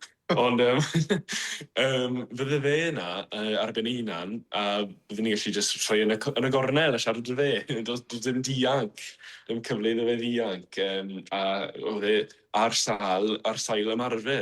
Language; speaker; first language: Welsh; non-native, fluent; English